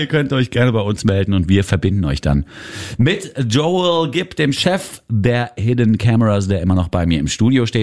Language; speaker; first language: German; native; German